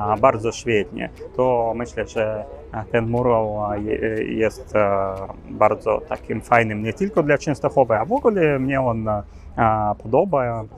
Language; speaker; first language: Polish; non-native, learner; Ukrainian